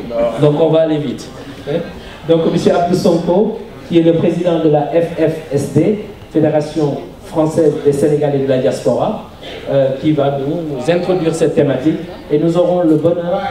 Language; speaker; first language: French; non-native, local second language; Wolof